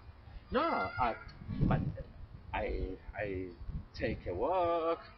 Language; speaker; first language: English; non-native, learner; Spanish